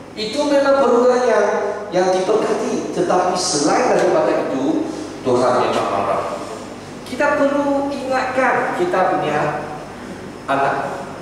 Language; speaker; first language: Malay; non-native, local second language; Chinese